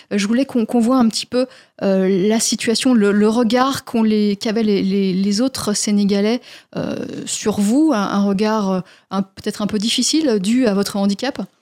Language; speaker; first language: French; native; French